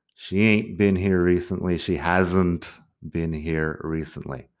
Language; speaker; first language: Spanish; non-native, fluent; English